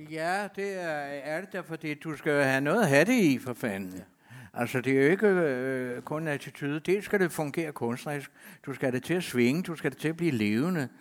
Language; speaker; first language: Danish; native; Danish